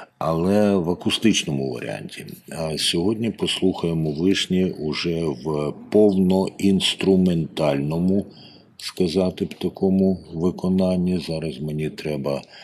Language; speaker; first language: Ukrainian; native; Ukrainian